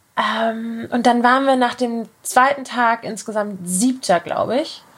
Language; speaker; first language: German; native; German